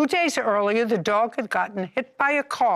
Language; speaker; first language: English; native; English